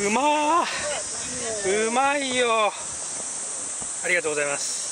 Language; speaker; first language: Japanese; native; Japanese